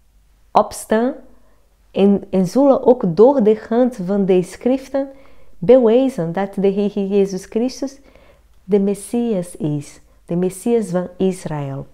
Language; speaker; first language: Dutch; non-native, learner; Portuguese